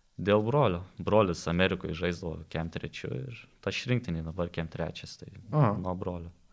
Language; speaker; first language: Lithuanian; native; Lithuanian